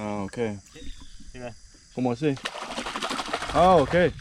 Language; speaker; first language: Spanish; non-native, learner; English